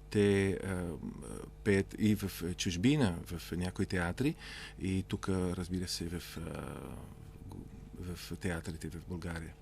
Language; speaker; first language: Bulgarian; non-native, fluent; Italian